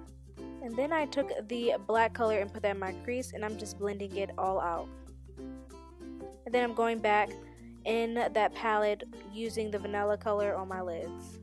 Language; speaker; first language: English; native; English